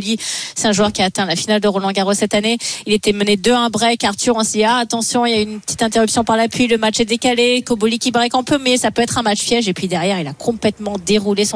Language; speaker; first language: French; native; French